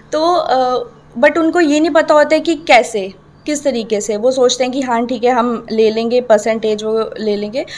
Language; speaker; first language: Hindi; native; Hindi